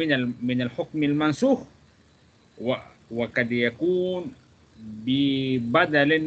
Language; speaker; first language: Arabic; non-native, fluent; Malay